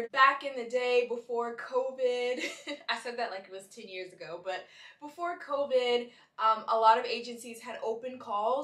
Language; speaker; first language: English; native; English